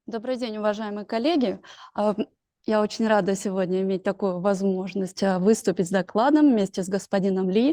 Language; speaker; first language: Russian; native; Russian